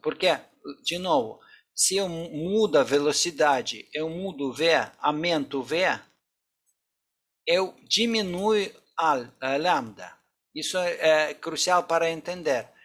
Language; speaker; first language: Portuguese; non-native, fluent; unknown